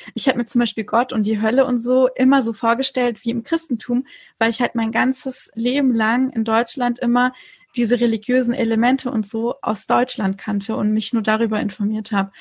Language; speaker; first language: German; early bilingual, other home language; Turkish